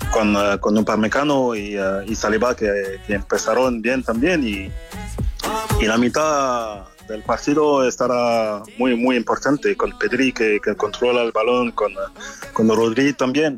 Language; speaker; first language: Spanish; non-native, fluent; French